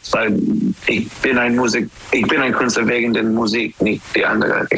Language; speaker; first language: German; non-native, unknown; English